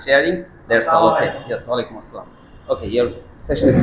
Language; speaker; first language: English; non-native, fluent; Bangla